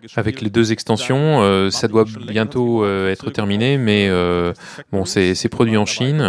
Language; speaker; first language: French; non-native, fluent; German